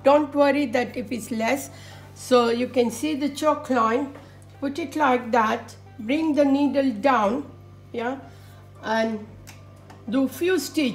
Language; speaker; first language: English; non-native, fluent; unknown